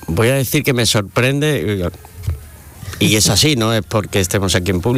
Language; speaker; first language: Spanish; native; Spanish